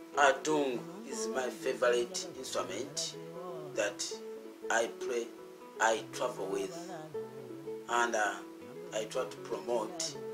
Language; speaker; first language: English; non-native, local second language; Ganda